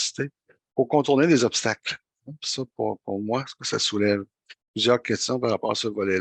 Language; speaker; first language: French; native; French